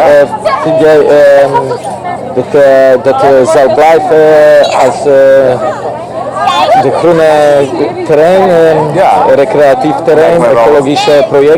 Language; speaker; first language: Dutch; non-native, learner; Polish